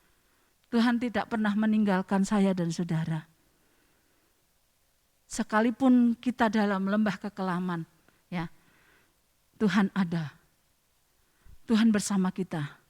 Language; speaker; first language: Indonesian; native; Indonesian